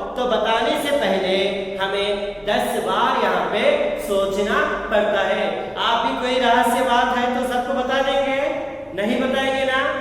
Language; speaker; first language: Hindi; non-native, local second language; Kannada